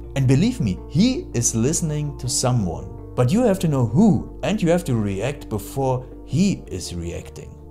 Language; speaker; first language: English; non-native, fluent; German